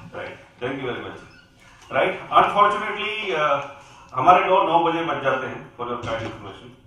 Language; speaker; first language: Hindi; non-native, local second language; Gujarati